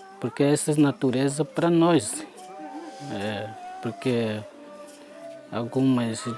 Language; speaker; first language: Portuguese; non-native, local second language; Guarani